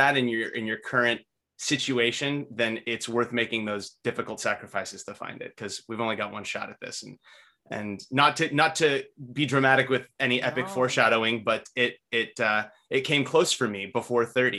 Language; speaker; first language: English; native; English